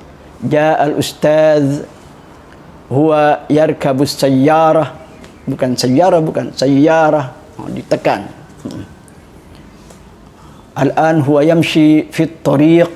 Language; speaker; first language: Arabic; non-native, fluent; Indonesian